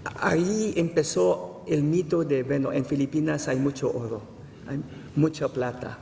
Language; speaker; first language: Spanish; non-native, fluent; Filipino